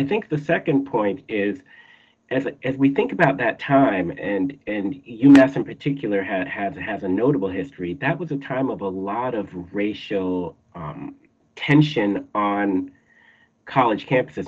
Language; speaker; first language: English; native; English